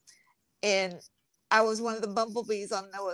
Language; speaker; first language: English; native; English